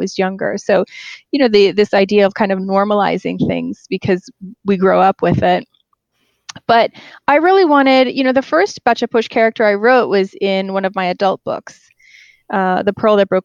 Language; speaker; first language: English; native; English